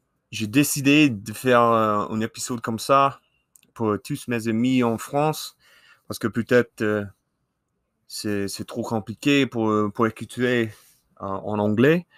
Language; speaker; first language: French; non-native, learner; English